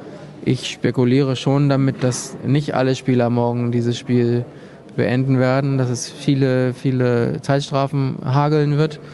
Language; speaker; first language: German; native; German